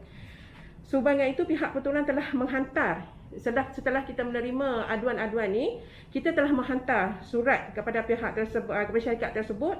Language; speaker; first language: Malay; native; Malay